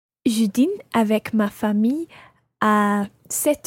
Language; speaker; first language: French; non-native, learner; English